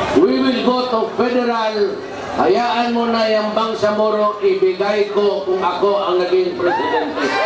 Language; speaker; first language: Filipino; non-native, local second language; Cebuano